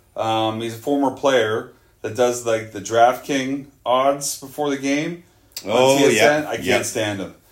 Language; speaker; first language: English; native; English